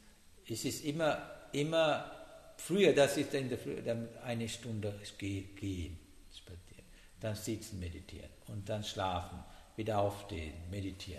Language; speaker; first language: German; non-native, learner; Sinhala